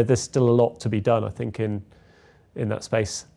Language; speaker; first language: English; native; English